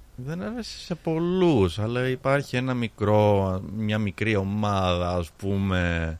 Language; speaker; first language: Greek; early bilingual, heritage; Greek